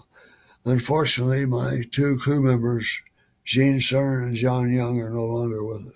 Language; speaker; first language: English; native; English